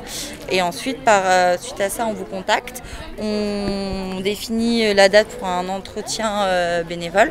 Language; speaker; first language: French; native; French